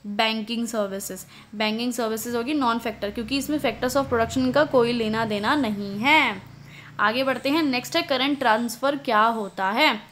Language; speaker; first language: Hindi; native; Hindi